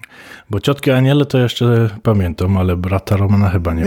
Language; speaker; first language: Polish; early bilingual, heritage; Polish